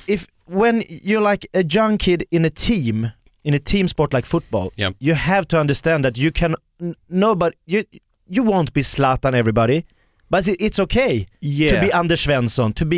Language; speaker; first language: English; non-native, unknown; Swedish